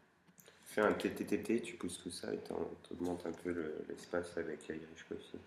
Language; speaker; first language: French; native; French